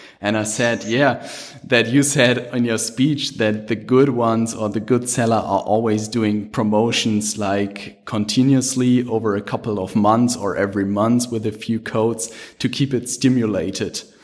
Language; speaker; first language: English; non-native, fluent; German